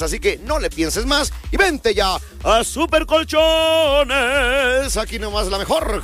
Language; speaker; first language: Spanish; native; Spanish